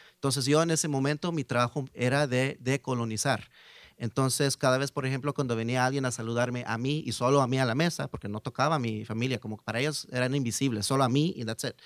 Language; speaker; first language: Spanish; early bilingual, heritage; Spanish